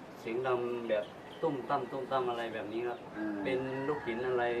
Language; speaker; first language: Thai; native; Thai